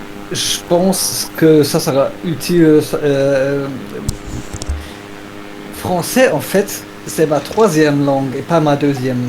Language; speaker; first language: French; non-native, learner; German